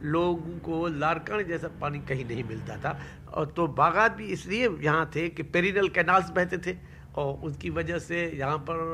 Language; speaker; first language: Urdu; non-native, local second language; Sindhi